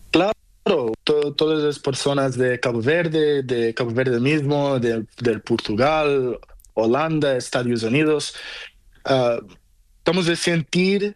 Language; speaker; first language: Spanish; non-native, learner; Portuguese